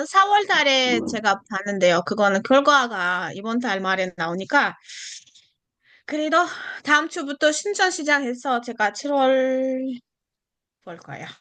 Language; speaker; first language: Korean; non-native, fluent; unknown